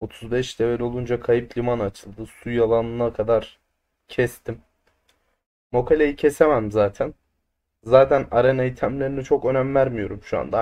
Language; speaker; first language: Turkish; native; Turkish